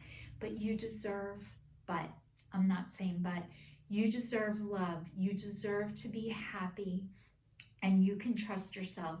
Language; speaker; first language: English; native; English